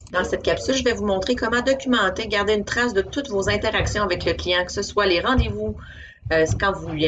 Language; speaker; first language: French; native; French